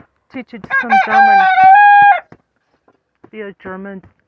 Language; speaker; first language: English; native; English